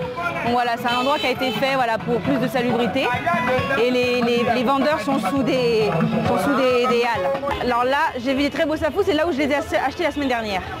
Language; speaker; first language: French; native; French